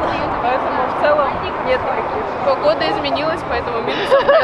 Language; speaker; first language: Russian; native; Russian